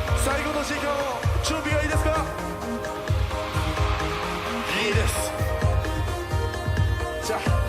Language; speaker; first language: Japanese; non-native, learner; Korean